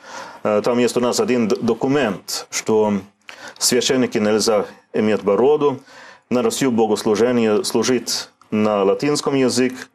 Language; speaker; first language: Russian; non-native, learner; Swedish